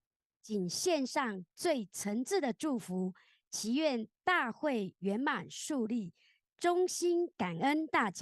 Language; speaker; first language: Chinese; native; Chinese